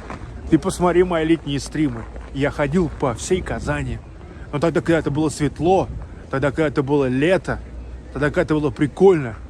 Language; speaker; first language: Russian; native; Russian